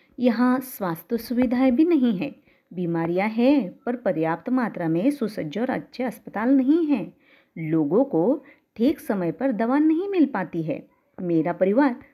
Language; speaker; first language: Hindi; non-native, local second language; Marathi